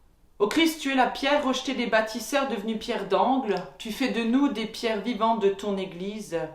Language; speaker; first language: French; native; French